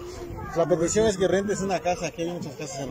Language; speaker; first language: Spanish; native; Spanish